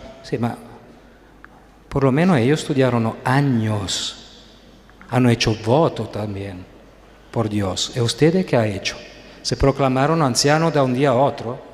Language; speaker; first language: Spanish; non-native, fluent; Italian